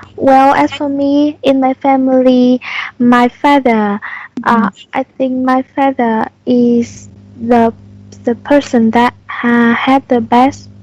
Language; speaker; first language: English; non-native, learner; Vietnamese